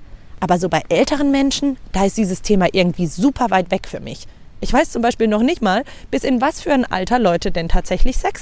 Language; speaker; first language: German; native; German